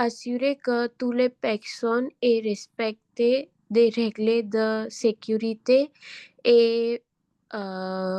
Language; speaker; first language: French; non-native, learner; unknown